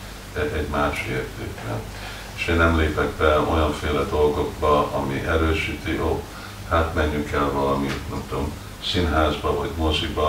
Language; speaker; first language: Hungarian; early bilingual, heritage; Hungarian